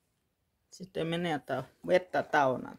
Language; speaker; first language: Finnish; non-native, learner; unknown